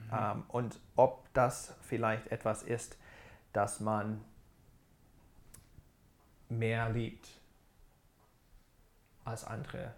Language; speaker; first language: German; non-native, fluent; English